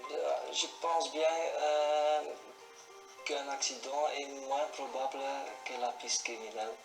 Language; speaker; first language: French; non-native, local second language; Dutch